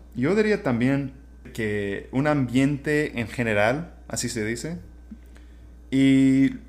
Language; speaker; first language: Spanish; non-native, fluent; English